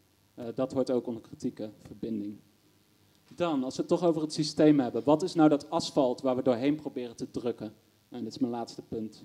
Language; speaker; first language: Dutch; native; Dutch